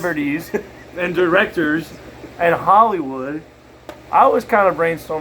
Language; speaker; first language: English; native; English